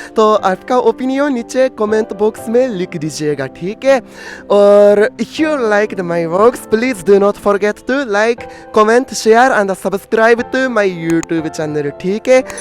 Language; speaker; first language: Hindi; non-native, fluent; Japanese